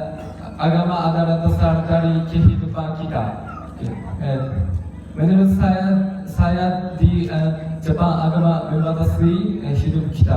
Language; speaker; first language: Indonesian; non-native, learner; Japanese